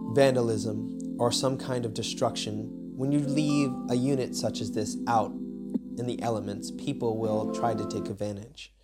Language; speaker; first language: English; native; English